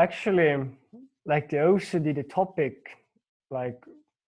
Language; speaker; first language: English; non-native, fluent; Estonian